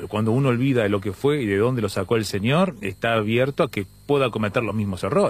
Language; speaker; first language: Spanish; native; Spanish